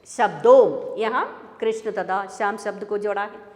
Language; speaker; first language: Hindi; non-native, local second language; Malayalam